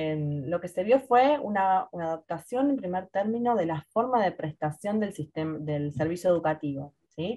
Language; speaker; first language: Spanish; native; Spanish